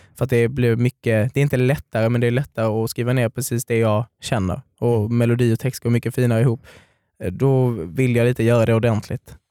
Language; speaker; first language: Swedish; native; Swedish